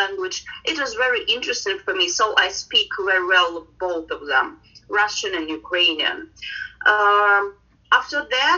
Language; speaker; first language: English; non-native, fluent; Ukrainian